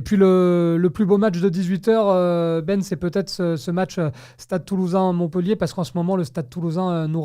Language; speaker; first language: French; native; French